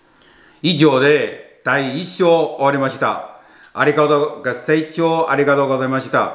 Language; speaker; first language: Japanese; non-native, learner; Chinese